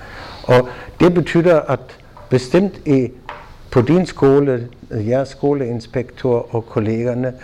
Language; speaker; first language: Danish; non-native, fluent; German